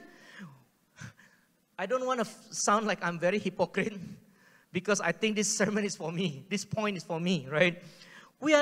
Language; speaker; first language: English; native; English